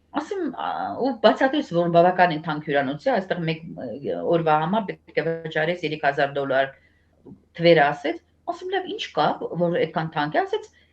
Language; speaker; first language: Armenian; native; Armenian